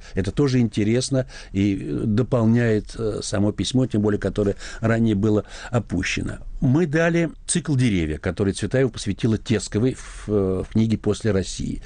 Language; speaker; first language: Russian; native; Russian